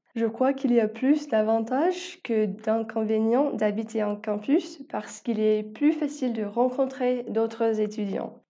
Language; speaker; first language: French; non-native, fluent; English